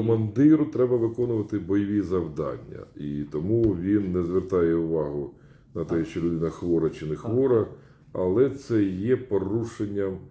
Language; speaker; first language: Ukrainian; native; Ukrainian